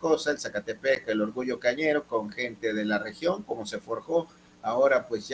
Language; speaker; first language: Spanish; native; Spanish